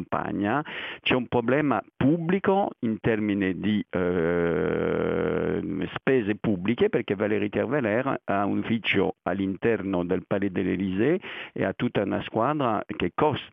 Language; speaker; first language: Italian; non-native, fluent; French